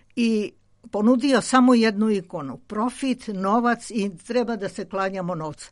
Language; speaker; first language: Croatian; non-native, fluent; Georgian